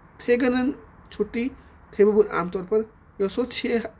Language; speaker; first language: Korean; non-native, fluent; Urdu